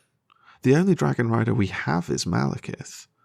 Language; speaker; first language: English; native; English